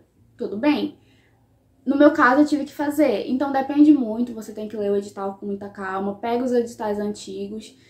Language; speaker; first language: Portuguese; native; Portuguese